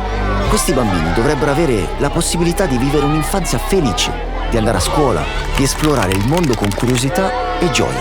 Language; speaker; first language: Italian; native; Italian